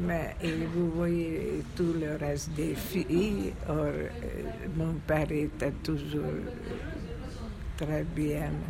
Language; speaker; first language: French; non-native, fluent; Hungarian